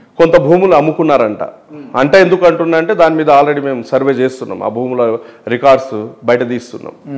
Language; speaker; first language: Telugu; non-native, local second language; Marathi